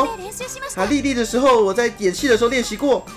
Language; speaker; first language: Chinese; native; Chinese